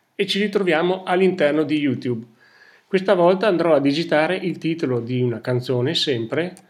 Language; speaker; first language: Italian; native; Italian